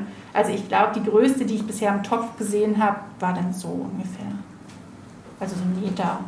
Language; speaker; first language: German; native; German